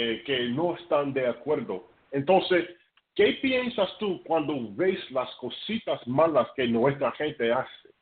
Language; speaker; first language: Spanish; non-native, fluent; English